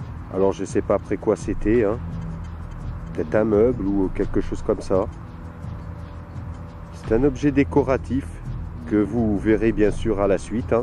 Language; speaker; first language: French; native; French